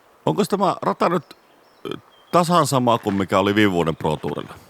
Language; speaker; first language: Finnish; native; Finnish